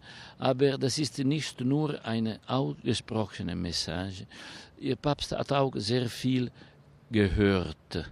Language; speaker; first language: German; non-native, fluent; Italian